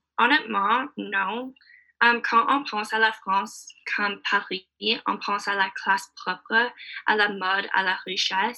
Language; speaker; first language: French; non-native, learner; English